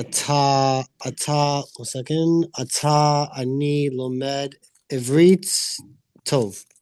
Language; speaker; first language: Hebrew; non-native, learner; English